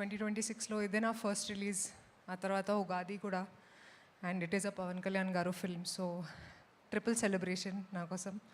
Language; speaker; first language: Telugu; non-native, fluent; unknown